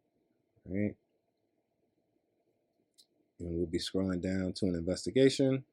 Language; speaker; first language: English; native; English